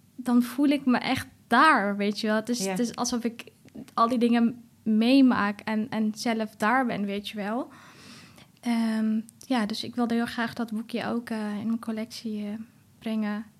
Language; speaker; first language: Dutch; early bilingual, other home language; Arabic